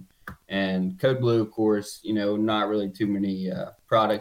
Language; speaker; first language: English; native; English